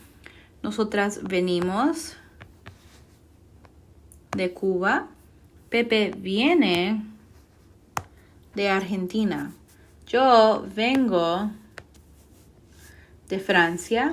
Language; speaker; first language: Spanish; non-native, fluent; English